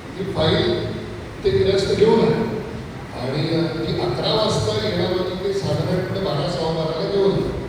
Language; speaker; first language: Marathi; non-native, local second language; Konkani